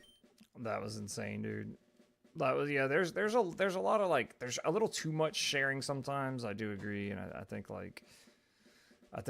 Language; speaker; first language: English; native; English